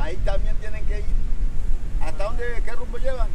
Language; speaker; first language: Spanish; native; Spanish